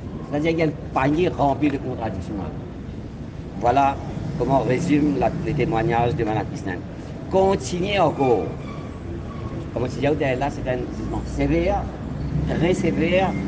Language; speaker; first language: French; non-native, local second language; Morisyen